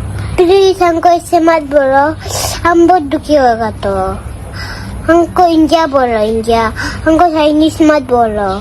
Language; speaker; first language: Hindi; non-native, local second language; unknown